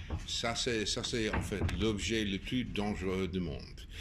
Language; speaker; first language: French; non-native, fluent; English